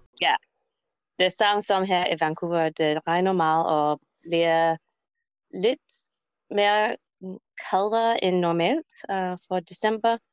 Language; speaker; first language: Danish; non-native, learner; English